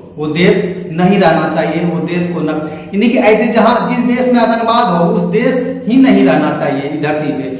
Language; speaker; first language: Hindi; native; Hindi